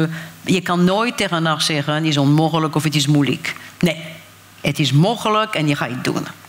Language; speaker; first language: Dutch; non-native, fluent; French